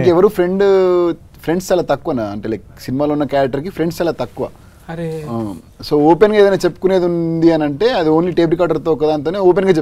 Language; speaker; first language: Telugu; native; Telugu